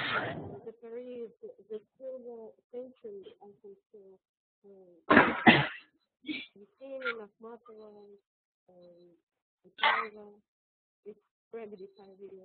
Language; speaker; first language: English; non-native, learner; Russian